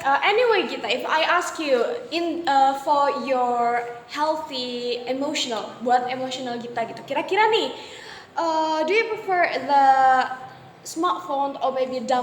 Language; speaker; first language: English; non-native, fluent; Indonesian